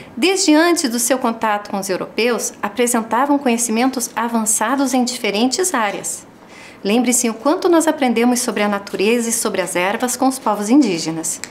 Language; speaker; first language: Portuguese; native; Portuguese